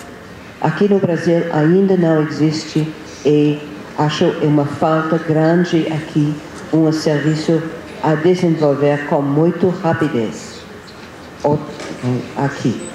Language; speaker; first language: Portuguese; non-native, fluent; English